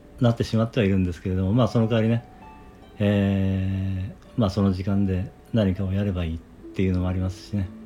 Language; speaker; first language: Japanese; native; Japanese